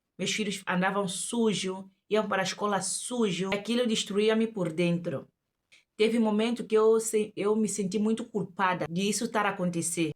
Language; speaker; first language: Portuguese; native; Portuguese